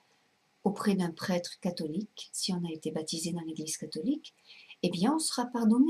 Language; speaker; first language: French; native; French